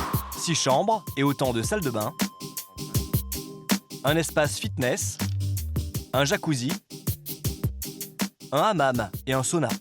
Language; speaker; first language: French; native; French